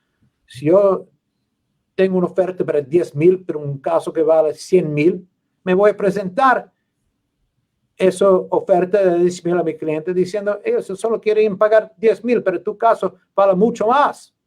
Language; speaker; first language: Spanish; non-native, learner; English